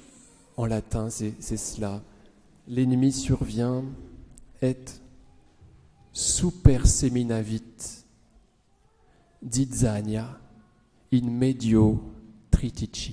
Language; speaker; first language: French; native; French